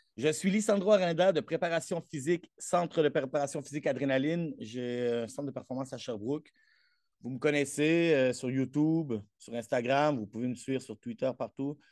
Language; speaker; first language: French; non-native, fluent; Spanish